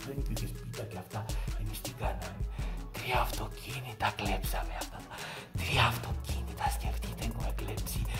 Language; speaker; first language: Greek; non-native, fluent; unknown